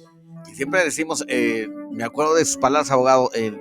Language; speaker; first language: Spanish; native; Spanish